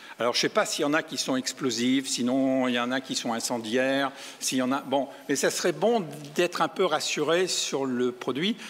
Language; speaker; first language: French; native; French